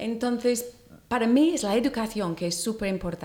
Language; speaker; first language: Spanish; non-native, learner; English